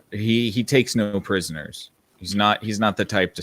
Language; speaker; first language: English; native; English